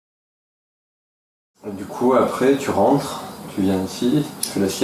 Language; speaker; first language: French; native; French